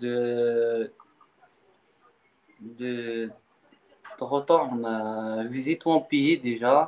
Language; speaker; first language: French; non-native, learner; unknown